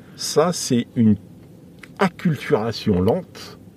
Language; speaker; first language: French; native; French